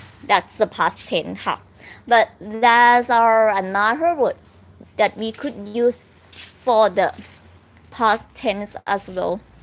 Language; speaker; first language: English; non-native, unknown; Thai